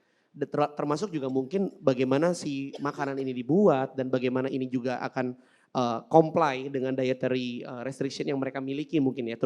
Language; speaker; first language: Indonesian; native; Indonesian